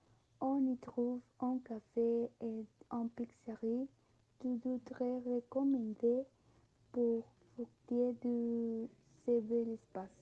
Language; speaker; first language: French; non-native, learner; Spanish